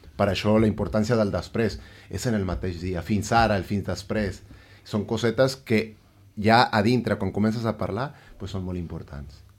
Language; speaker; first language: Catalan; non-native, fluent; Spanish